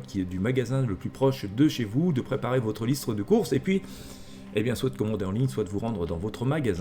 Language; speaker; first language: French; native; French